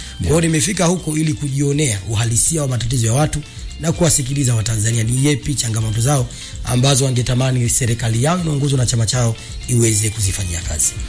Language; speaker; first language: Swahili; native; Swahili